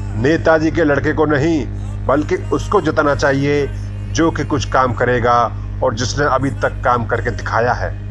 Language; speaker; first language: Hindi; native; Hindi